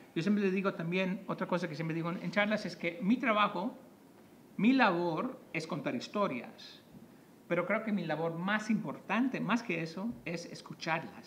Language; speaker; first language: Spanish; native; Spanish